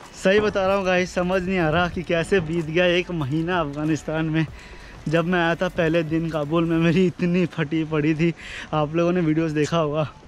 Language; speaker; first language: Hindi; native; Hindi